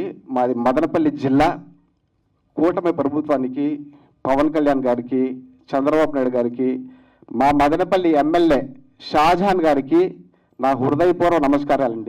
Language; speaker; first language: Telugu; native; Telugu